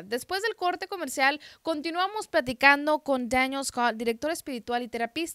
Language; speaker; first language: Spanish; native; Spanish